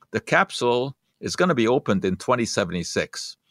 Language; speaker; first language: English; non-native, fluent; Hungarian